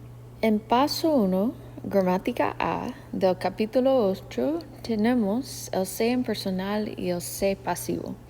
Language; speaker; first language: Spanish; non-native, fluent; English